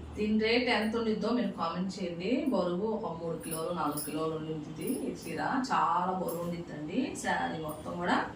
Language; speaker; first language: Telugu; non-native, local second language; Urdu